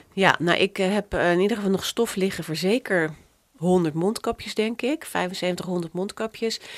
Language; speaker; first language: Dutch; native; Dutch